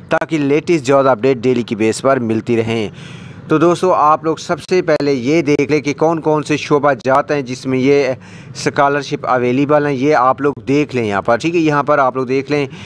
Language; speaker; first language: Urdu; native; Urdu